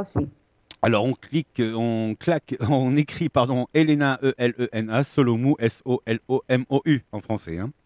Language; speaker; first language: French; native; French